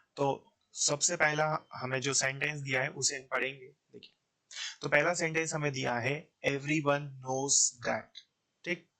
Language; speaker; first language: Hindi; native; Hindi